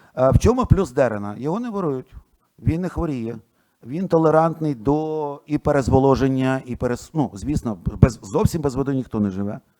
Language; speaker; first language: Ukrainian; non-native, local second language; Russian